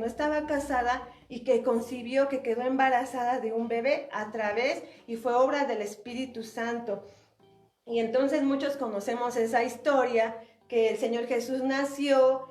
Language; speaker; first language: Spanish; native; Spanish